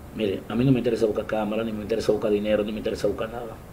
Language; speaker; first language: Spanish; native; Spanish